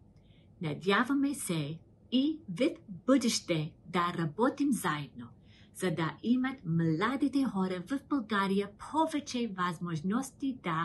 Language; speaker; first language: Bulgarian; non-native, fluent; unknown